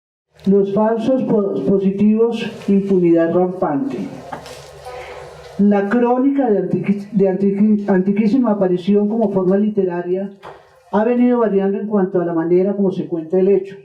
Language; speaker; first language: Spanish; native; Spanish